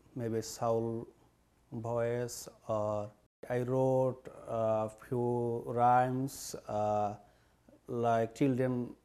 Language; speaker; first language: English; non-native, learner; Bangla